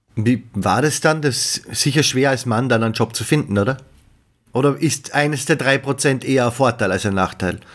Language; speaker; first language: German; native; German